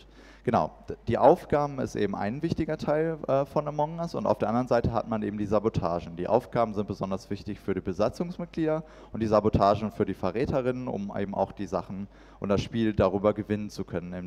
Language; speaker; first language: German; native; German